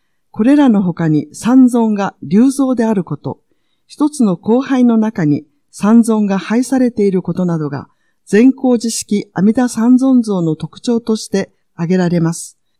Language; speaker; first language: Japanese; non-native, fluent; Vietnamese